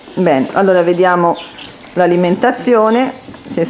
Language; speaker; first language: Italian; native; Italian